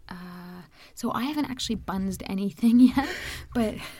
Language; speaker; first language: English; native; English